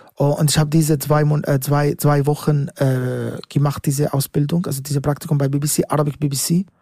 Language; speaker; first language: German; non-native, learner; Arabic